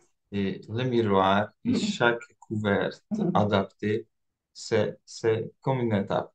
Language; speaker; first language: French; non-native, fluent; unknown